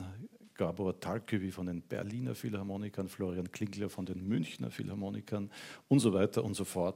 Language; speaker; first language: German; native; German